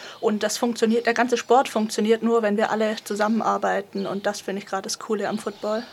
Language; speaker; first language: German; native; German